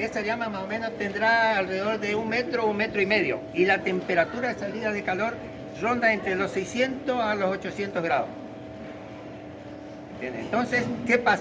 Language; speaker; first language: Spanish; native; Spanish